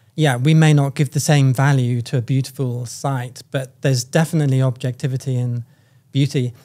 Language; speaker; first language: English; native; English